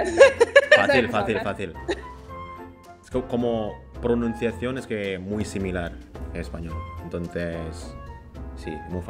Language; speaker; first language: Spanish; non-native, fluent; Indonesian